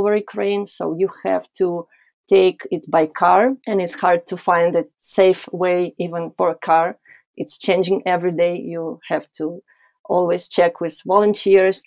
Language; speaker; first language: English; non-native, fluent; Ukrainian